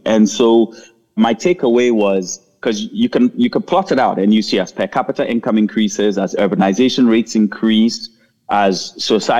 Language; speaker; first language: English; non-native, local second language; Akan